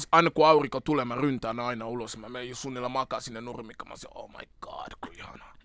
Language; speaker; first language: Finnish; early bilingual, other home language; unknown